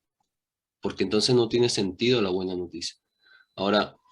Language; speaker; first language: Spanish; native; Spanish